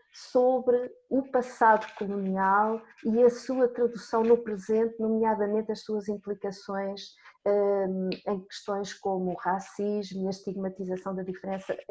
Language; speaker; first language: Portuguese; native; Portuguese